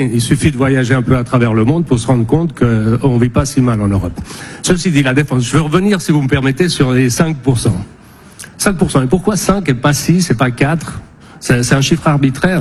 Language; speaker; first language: French; non-native, fluent; Spanish